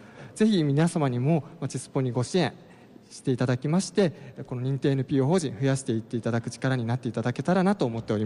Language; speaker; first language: Japanese; native; Japanese